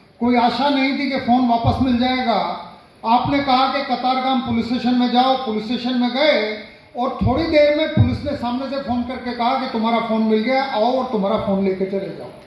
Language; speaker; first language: Hindi; native; Hindi